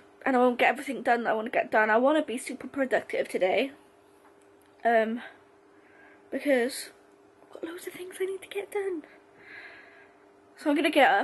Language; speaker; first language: English; native; English